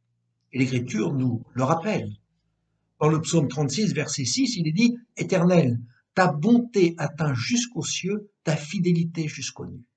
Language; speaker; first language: French; native; French